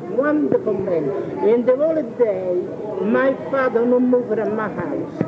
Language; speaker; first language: English; non-native, learner; Italian